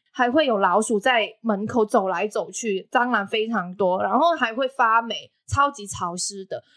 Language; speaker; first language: Chinese; non-native, local second language; Cantonese